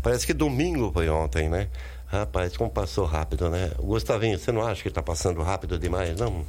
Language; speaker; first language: Portuguese; native; Portuguese